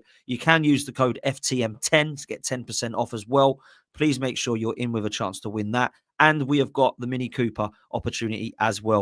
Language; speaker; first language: English; native; English